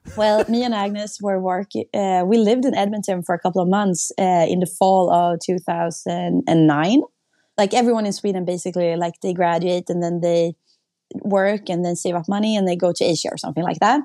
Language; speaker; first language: English; non-native, fluent; Swedish